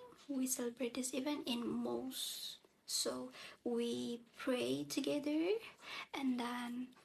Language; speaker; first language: English; non-native, learner; Indonesian